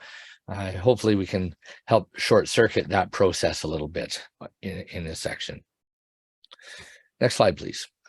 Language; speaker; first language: English; native; English